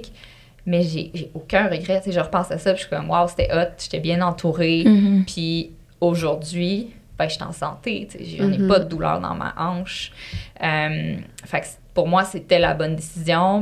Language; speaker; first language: French; native; French